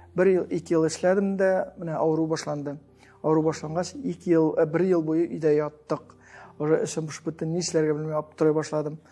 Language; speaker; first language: Tatar; early bilingual, heritage; Tatar